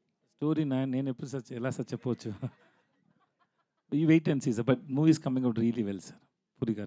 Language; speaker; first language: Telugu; non-native, learner; Tamil